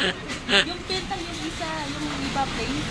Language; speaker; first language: Filipino; non-native, learner; Chinese